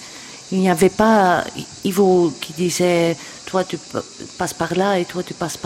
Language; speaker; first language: French; non-native, local second language; Dutch